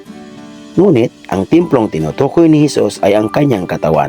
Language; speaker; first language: Filipino; native; Filipino